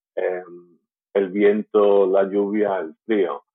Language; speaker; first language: Spanish; native; Spanish